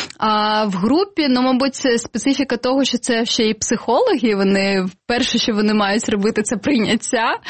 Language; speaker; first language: Ukrainian; non-native, local second language; Crimean Tatar